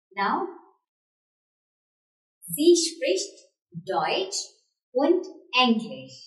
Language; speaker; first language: German; non-native, fluent; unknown